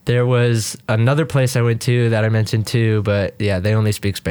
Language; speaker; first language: English; native; English